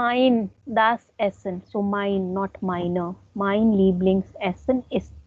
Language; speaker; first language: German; non-native, fluent; Hindi